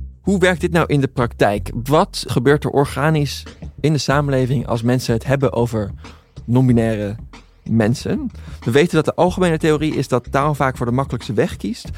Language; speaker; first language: Dutch; native; Dutch